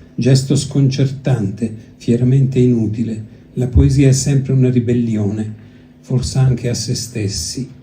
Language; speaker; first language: Italian; early bilingual, other home language; Greek